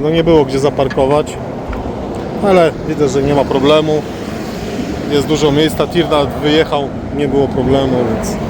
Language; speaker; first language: Polish; native; Polish